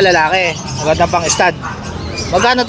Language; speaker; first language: Filipino; native; Filipino